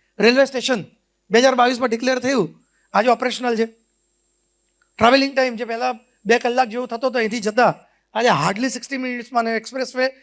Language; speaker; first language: Gujarati; native; Gujarati